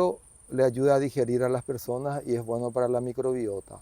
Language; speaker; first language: Spanish; native; Spanish